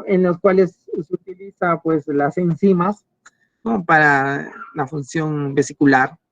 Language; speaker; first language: Spanish; native; Spanish